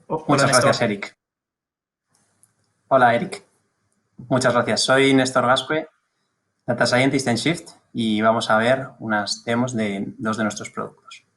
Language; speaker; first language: Spanish; native; Spanish